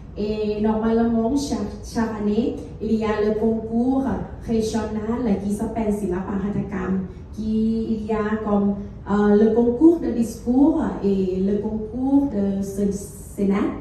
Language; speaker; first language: French; non-native, fluent; Thai